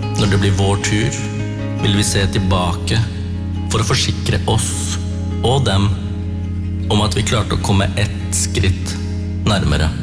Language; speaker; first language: Norwegian; early bilingual, other home language; Tamil